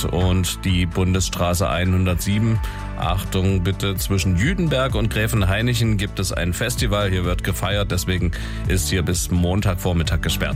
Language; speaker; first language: German; native; German